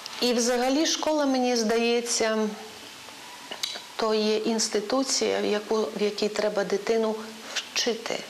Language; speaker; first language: Ukrainian; non-native, local second language; Polish